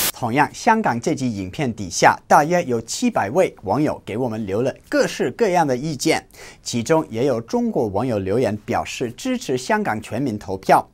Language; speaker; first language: Chinese; non-native, fluent; English